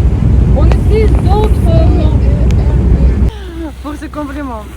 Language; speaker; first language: French; non-native, fluent; Russian